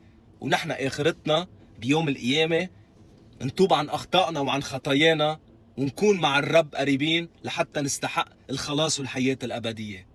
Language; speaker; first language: Arabic; native; Arabic